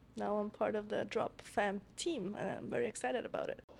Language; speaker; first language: English; non-native, fluent; Italian